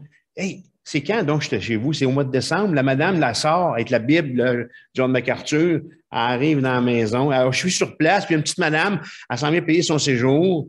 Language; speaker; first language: French; native; French